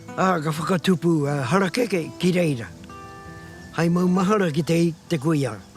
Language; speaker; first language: Māori; native; Māori